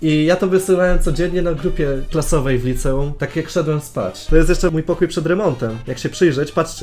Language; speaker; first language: Polish; native; Polish